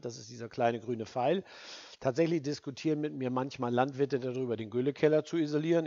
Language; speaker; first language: German; native; German